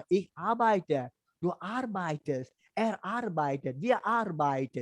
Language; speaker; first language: German; non-native, learner; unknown